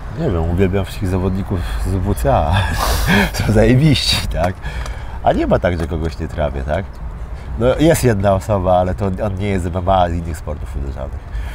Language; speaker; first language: Polish; early bilingual, other home language; Armenian